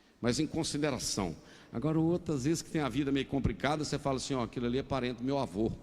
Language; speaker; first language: Portuguese; native; Portuguese